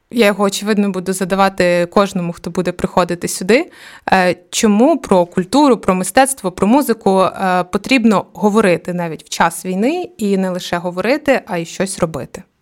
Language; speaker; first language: Ukrainian; native; Ukrainian